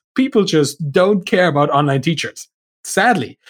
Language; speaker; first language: English; non-native, fluent; German